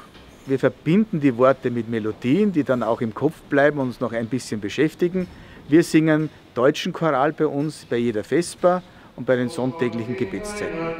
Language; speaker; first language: German; native; German